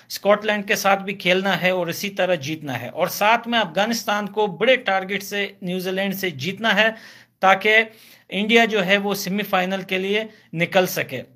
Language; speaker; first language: Urdu; non-native, fluent; Pashto